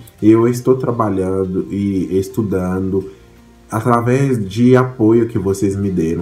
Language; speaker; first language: Portuguese; non-native, fluent; Haitian Creole